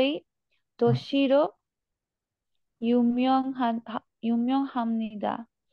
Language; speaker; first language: Korean; non-native, learner; Bangla